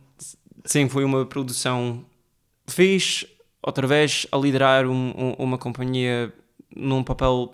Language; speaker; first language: Portuguese; early bilingual, heritage; Portuguese